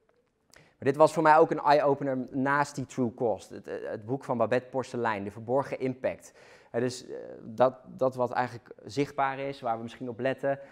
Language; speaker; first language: Dutch; native; Dutch